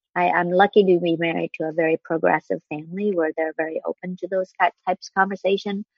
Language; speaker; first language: English; non-native, fluent; Vietnamese